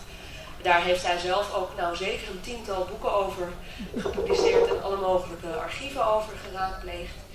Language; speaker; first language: Dutch; native; Dutch